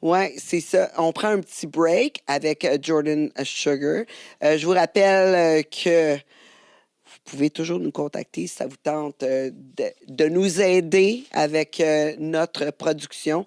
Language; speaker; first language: French; native; French